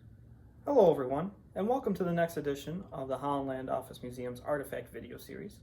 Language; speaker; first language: English; native; English